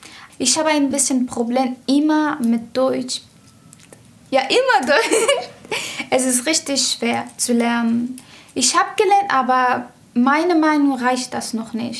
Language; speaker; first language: German; non-native, learner; Persian